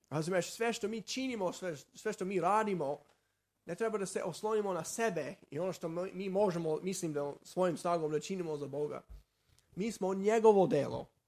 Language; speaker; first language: Serbian; non-native, fluent; Slovak